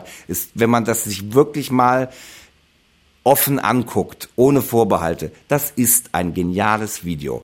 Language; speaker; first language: German; native; German